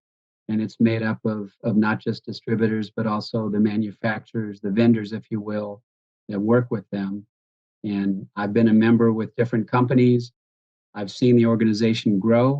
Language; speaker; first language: English; native; English